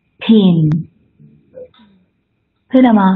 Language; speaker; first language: Chinese; non-native, fluent; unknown